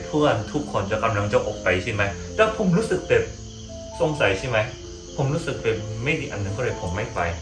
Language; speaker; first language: Thai; non-native, fluent; Korean